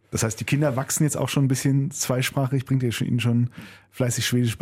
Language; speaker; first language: German; native; German